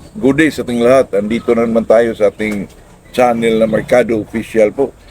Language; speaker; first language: Filipino; non-native, local second language; Cebuano